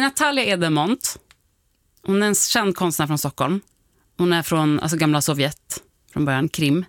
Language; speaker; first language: Swedish; native; Swedish